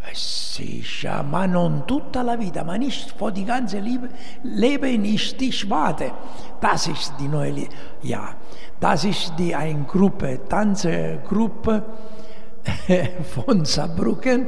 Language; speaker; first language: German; non-native, learner; Italian